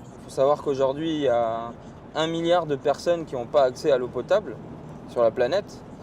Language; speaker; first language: French; early bilingual, other home language; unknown